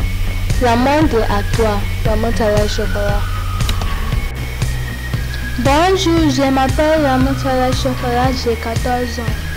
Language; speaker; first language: French; non-native, learner; English